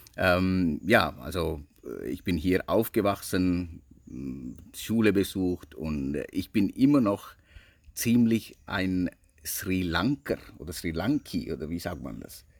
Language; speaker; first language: German; non-native, fluent; Sinhala